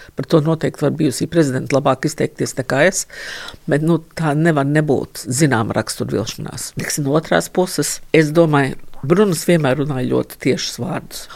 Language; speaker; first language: Latvian; early bilingual, heritage; Latvian